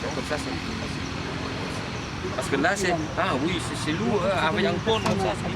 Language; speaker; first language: French; non-native, fluent; Vietnamese